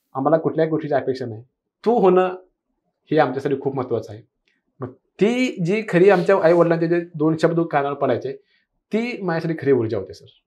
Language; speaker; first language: Marathi; non-native, local second language; Kannada